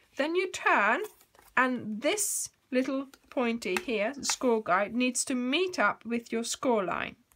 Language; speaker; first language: English; native; English